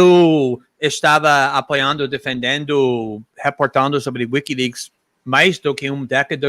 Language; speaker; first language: Portuguese; non-native, fluent; English